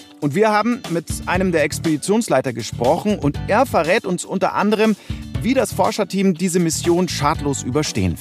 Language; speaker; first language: German; native; German